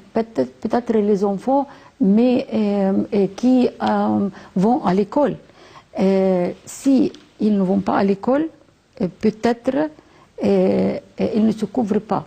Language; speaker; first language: French; non-native, fluent; Arabic